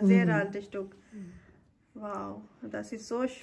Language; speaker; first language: German; non-native, learner; Urdu